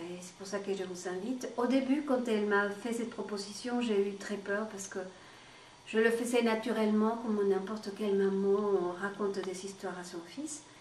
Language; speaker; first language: French; non-native, fluent; Spanish